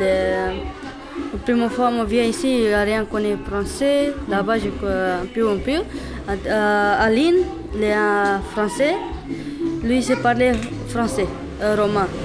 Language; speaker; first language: French; non-native, learner; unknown